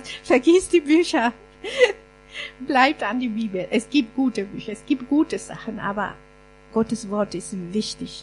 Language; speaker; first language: German; non-native, fluent; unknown